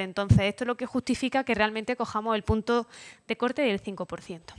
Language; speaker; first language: Spanish; native; Spanish